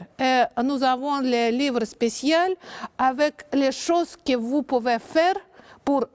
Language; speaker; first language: French; non-native, learner; Russian